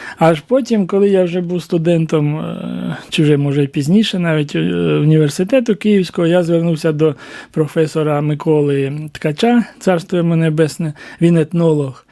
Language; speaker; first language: Ukrainian; native; Ukrainian